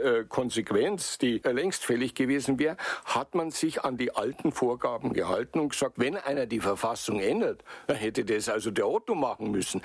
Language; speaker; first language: German; native; German